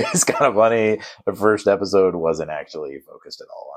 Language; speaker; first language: English; native; English